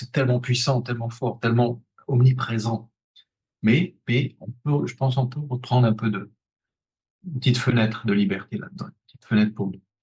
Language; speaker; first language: French; native; French